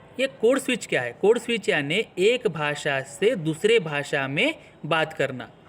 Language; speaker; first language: Hindi; non-native, local second language; Marathi